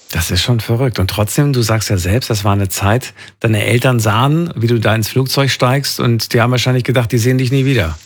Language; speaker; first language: German; native; German